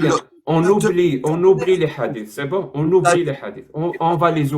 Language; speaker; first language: French; native; French